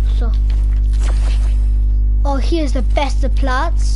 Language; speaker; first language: German; non-native, learner; English